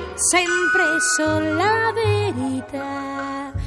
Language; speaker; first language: Italian; native; Italian